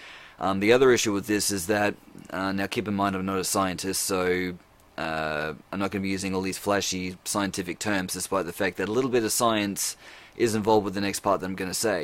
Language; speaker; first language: English; native; English